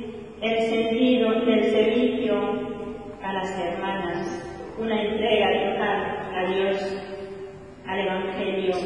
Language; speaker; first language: Spanish; non-native, fluent; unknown